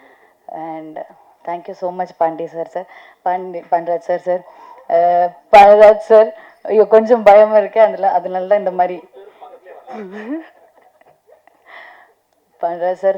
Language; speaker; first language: Tamil; non-native, learner; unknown